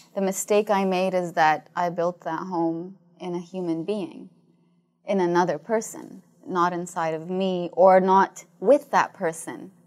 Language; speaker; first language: English; non-native, fluent; Arabic